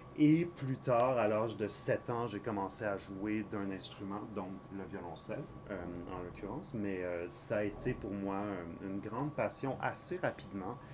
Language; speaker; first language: French; native; French